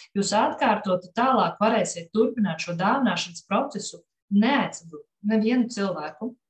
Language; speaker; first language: Latvian; non-native, local second language; Russian